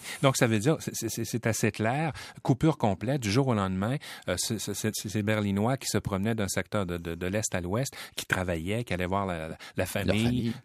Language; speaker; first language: French; native; French